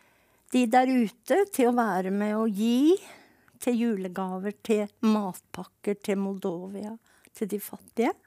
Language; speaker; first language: Norwegian; native; Norwegian